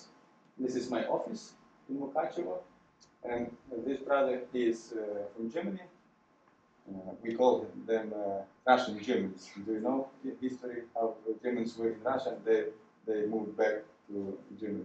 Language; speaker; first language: English; non-native, fluent; Ukrainian